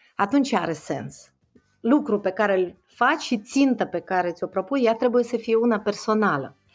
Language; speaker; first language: Romanian; non-native, fluent; Russian